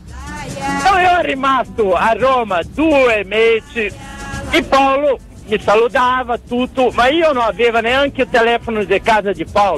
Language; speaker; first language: Italian; non-native, fluent; Portuguese